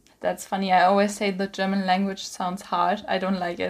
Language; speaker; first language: English; non-native, fluent; German